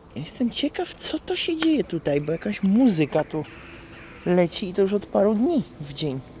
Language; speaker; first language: Polish; non-native, fluent; Italian